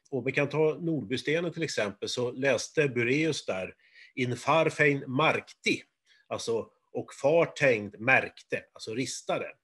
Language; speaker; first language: Swedish; native; Swedish